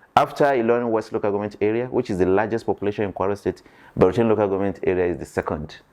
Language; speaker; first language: English; non-native, local second language; Yoruba